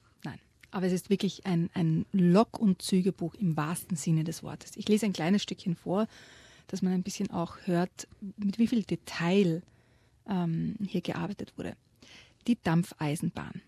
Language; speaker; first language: German; native; German